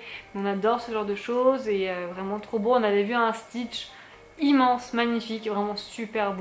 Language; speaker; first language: French; native; French